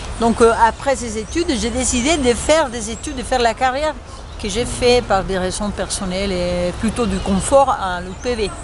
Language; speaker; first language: French; non-native, fluent; Spanish